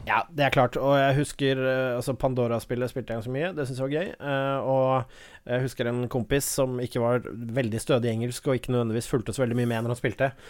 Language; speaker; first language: Norwegian; native; Norwegian